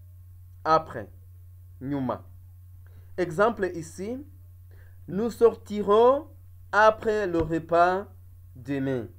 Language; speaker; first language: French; non-native, local second language; Kinyarwanda